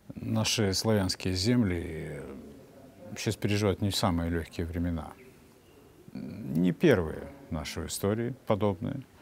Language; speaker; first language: Russian; native; Russian